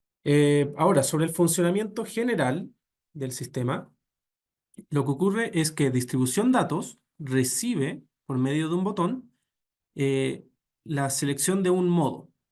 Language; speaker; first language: Spanish; native; Spanish